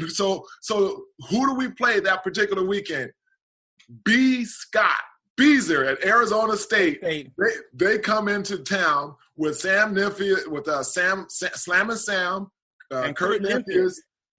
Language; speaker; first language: English; native; English